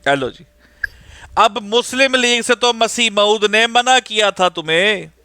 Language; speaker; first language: Urdu; non-native, local second language; Punjabi